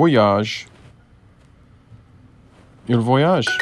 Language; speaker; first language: French; non-native, learner; English